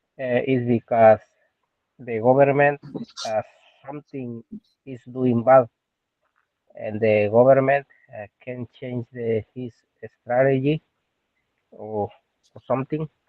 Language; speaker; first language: English; non-native, learner; Spanish